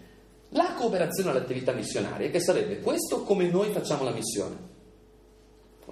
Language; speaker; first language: Italian; native; Italian